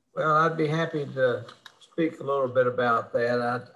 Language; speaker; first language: English; native; English